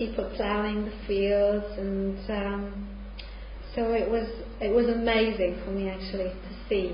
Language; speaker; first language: English; non-native, fluent; Hungarian